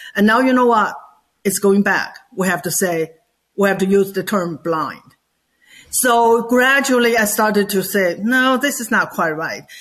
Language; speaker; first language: English; non-native, fluent; Chinese